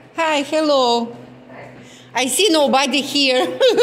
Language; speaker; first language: English; non-native, learner; Russian